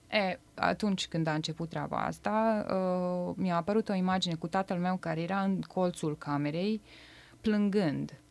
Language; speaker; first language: Romanian; non-native, fluent; Bosnian